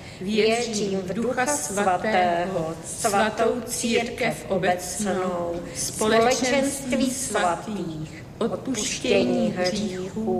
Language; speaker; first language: Czech; native; Czech